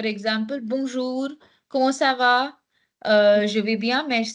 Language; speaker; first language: French; non-native, fluent; Hindi